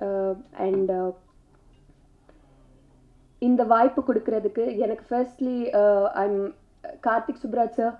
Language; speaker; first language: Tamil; non-native, learner; Telugu